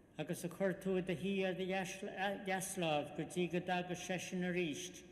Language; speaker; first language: Irish; non-native, local second language; English